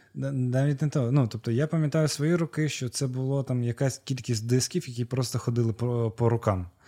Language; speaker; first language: Ukrainian; non-native, local second language; Russian